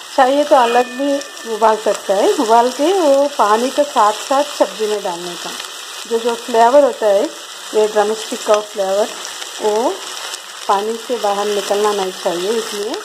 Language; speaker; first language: Hindi; non-native, local second language; Telugu